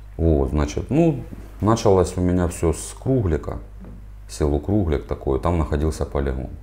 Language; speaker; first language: Russian; native; Russian